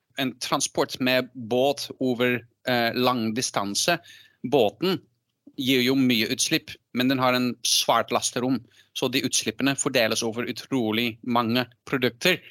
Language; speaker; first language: Norwegian; non-native, fluent; Dutch